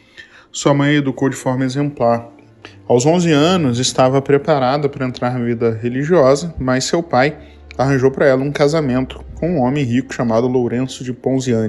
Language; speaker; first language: Portuguese; native; Portuguese